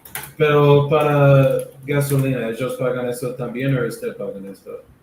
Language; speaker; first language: Spanish; non-native, learner; English